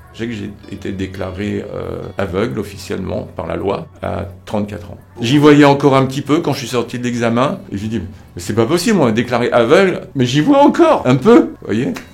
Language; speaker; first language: French; native; French